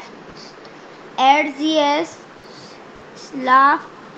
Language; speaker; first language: German; non-native, learner; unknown